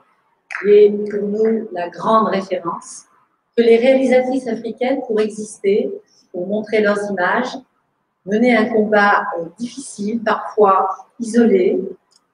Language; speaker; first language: French; native; French